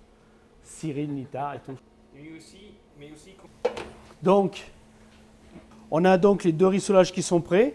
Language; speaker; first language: French; native; French